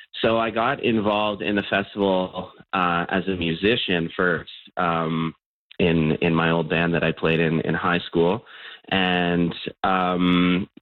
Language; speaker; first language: English; native; English